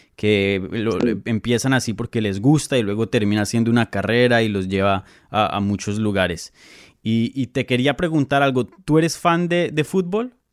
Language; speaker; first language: Spanish; native; Spanish